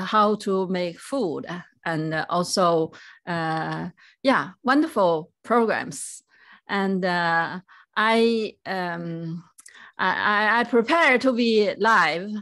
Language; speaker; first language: English; non-native, fluent; Chinese